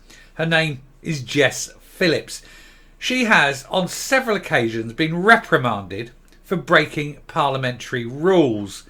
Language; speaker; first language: English; native; English